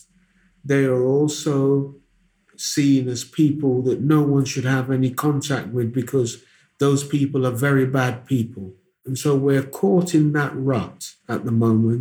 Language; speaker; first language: English; non-native, local second language; Akan